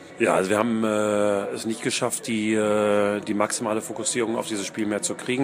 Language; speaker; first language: German; native; German